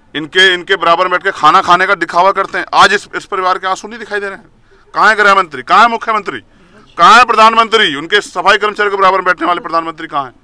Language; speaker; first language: Hindi; native; Hindi